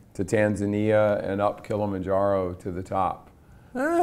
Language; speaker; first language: English; native; English